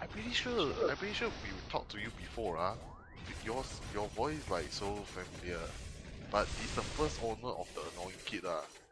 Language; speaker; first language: English; non-native, local second language; Chinese